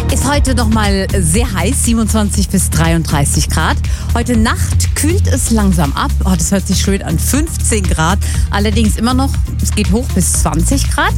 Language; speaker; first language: German; native; German